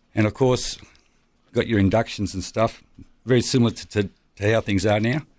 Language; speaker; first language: English; native; English